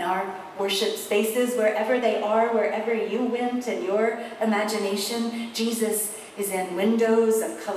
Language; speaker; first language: English; native; English